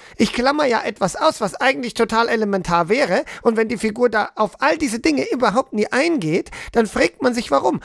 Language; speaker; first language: German; native; German